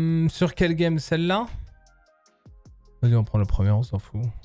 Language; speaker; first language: French; native; French